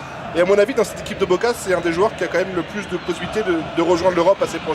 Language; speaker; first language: French; native; French